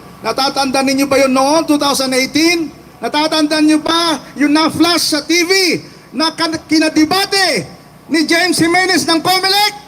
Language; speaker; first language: Filipino; non-native, local second language; Iloko